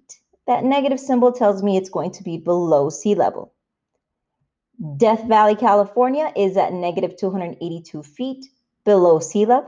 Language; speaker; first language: English; native; English